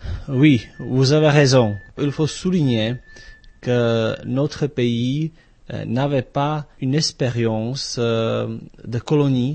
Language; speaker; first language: French; non-native, fluent; Czech